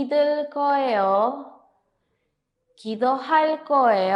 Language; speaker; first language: Korean; non-native, learner; Spanish